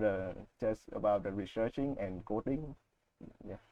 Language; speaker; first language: English; non-native, learner; Vietnamese